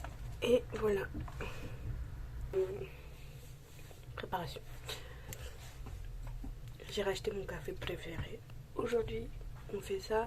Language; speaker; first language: French; native; French